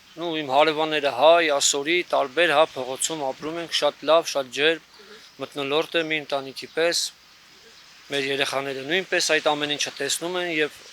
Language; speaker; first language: Armenian; non-native, local second language; Kurdish